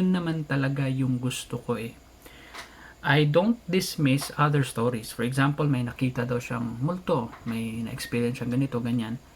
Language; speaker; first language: Filipino; non-native, local second language; Cebuano